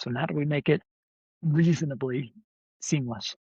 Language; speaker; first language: English; native; English